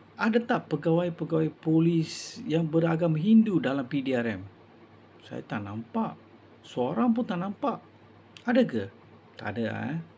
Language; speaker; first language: Malay; non-native, local second language; Tamil